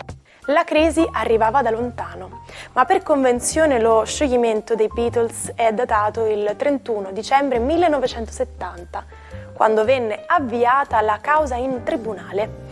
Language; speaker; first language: Italian; native; Italian